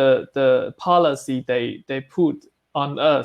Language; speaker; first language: English; non-native, learner; Chinese